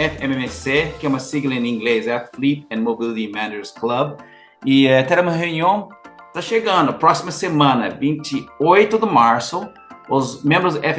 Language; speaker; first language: Portuguese; non-native, learner; English